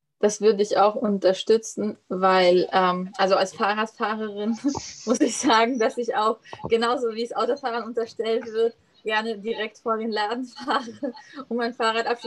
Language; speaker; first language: German; native; German